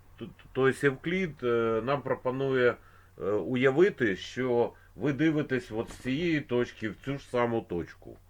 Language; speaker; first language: Ukrainian; non-native, local second language; Russian